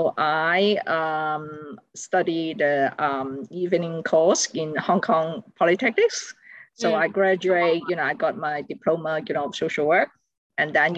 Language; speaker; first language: English; non-native, local second language; Cantonese